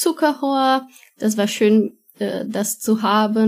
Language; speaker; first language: German; non-native, learner; Portuguese